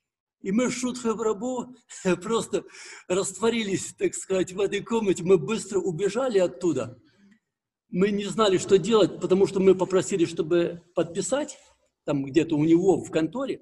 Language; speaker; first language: Russian; native; Russian